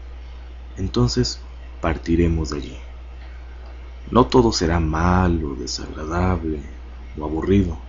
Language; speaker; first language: Spanish; native; Spanish